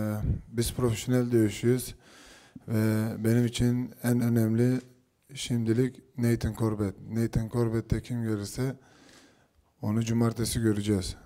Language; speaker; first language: Turkish; early bilingual, heritage; Turkish